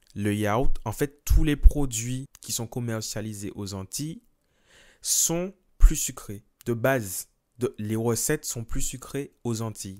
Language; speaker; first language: French; native; French